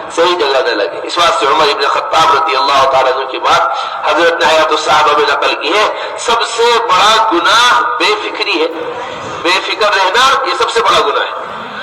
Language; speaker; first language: Urdu; native; Urdu